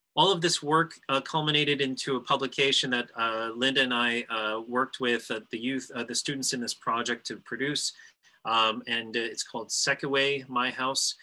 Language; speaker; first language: English; native; English